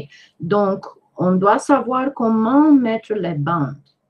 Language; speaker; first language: French; non-native, fluent; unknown